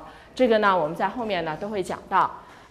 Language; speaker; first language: Chinese; native; Chinese